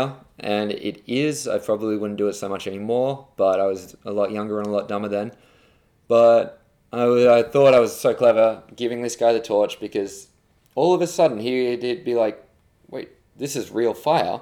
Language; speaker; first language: English; native; English